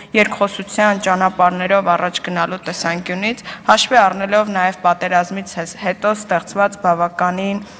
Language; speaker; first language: Armenian; native; Armenian